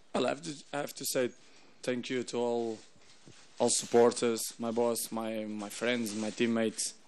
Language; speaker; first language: English; non-native, fluent; Portuguese